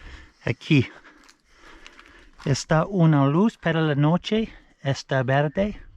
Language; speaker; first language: Spanish; non-native, learner; English